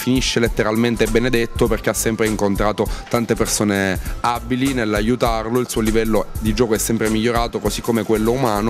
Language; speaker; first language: Italian; native; Italian